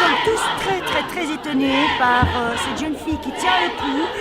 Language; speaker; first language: French; native; French